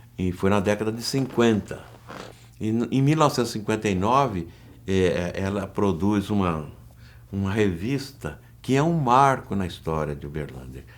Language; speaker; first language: Portuguese; native; Portuguese